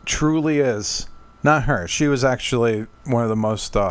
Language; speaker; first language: English; native; English